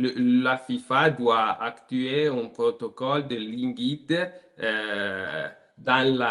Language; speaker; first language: French; non-native, learner; Italian